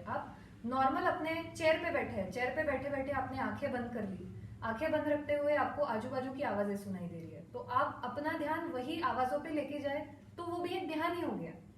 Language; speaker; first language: Hindi; non-native, local second language; Marathi